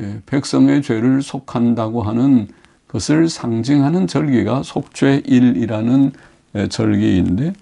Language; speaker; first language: Korean; native; Korean